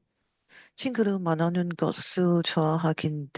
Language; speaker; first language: Korean; non-native, learner; Cantonese